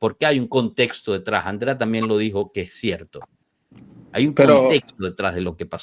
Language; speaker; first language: Spanish; native; Spanish